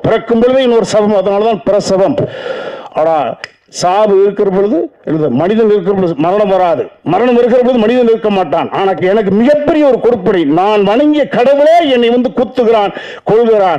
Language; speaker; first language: Tamil; native; Tamil